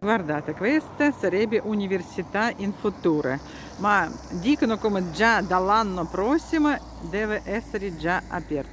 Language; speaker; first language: Italian; non-native, fluent; Russian